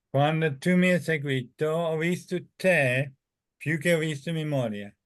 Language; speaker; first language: Italian; non-native, fluent; English